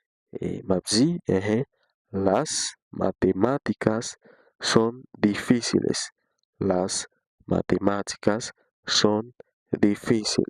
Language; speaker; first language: Spanish; non-native, fluent; Haitian Creole